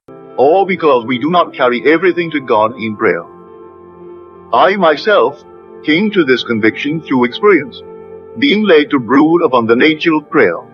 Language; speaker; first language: English; native; English